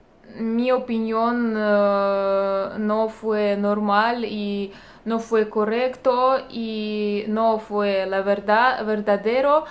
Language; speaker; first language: Spanish; non-native, learner; Russian